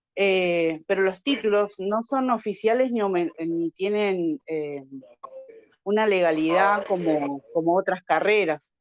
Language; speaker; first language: Spanish; native; Spanish